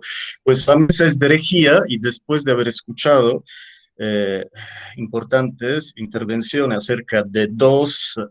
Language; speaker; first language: Spanish; native; Spanish